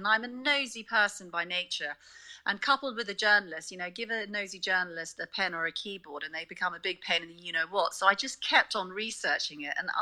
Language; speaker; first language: English; native; English